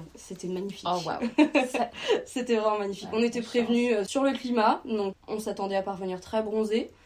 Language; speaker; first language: French; native; French